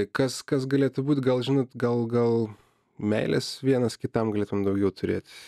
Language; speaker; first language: Lithuanian; native; Lithuanian